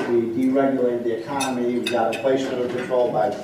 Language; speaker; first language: English; native; English